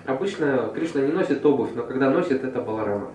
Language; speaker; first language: Russian; native; Russian